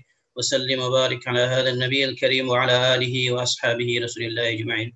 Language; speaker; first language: Arabic; non-native, fluent; Indonesian